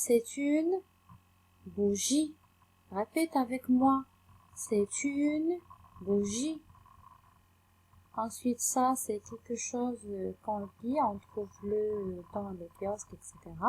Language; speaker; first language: French; non-native, local second language; Arabic